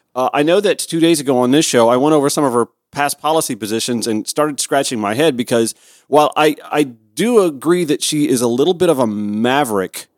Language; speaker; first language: English; native; English